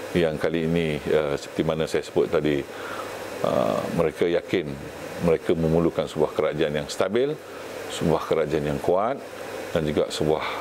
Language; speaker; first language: Malay; native; Malay